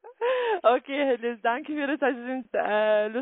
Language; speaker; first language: German; non-native, learner; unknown